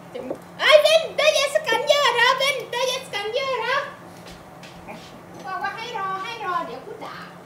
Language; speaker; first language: Norwegian; non-native, learner; Thai